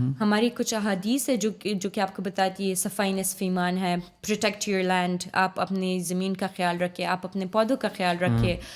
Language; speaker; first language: Urdu; non-native, local second language; Pashto